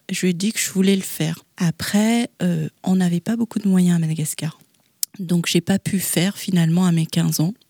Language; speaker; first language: French; non-native, local second language; Malagasy